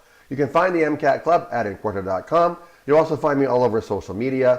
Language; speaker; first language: English; native; English